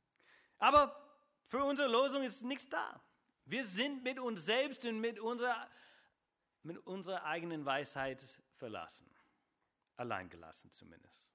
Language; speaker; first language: German; non-native, fluent; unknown